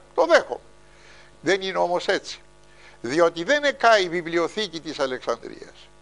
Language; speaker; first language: Greek; native; Greek